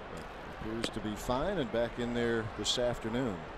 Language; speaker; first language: English; native; English